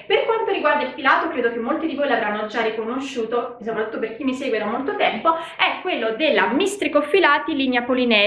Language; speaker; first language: Italian; native; Italian